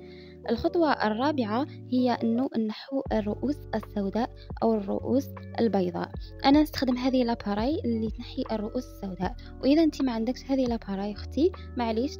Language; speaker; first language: Arabic; native; Arabic